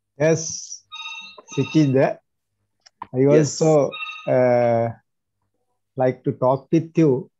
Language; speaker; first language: English; non-native, learner; Sinhala